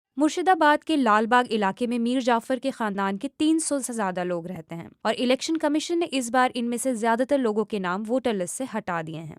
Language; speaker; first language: Urdu; native; Urdu